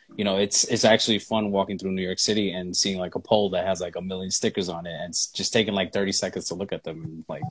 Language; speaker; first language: English; native; English